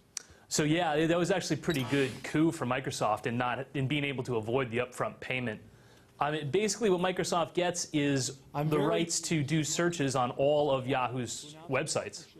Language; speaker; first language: English; native; English